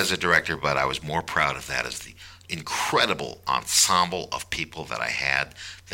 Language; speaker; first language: English; native; English